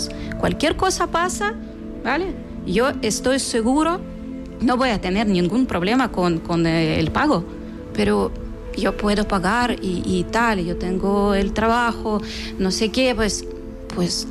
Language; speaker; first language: Spanish; non-native, learner; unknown